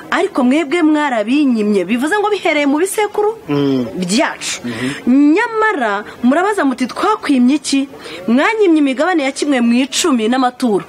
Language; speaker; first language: Kinyarwanda; native; Kinyarwanda